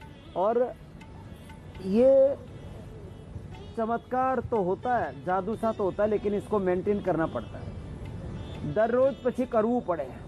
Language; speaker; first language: Hindi; non-native, local second language; Gujarati